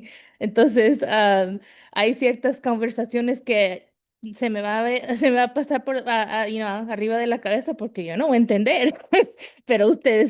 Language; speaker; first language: Spanish; early bilingual, heritage; Spanish